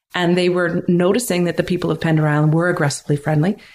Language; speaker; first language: English; native; English